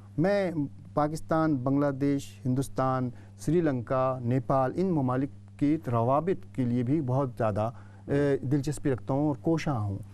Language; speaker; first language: Urdu; native; Urdu